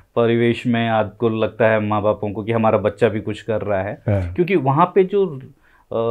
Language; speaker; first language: Hindi; native; Hindi